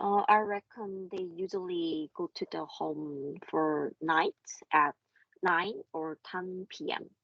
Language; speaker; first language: English; non-native, learner; Korean